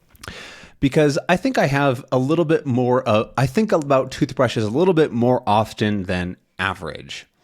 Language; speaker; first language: English; native; English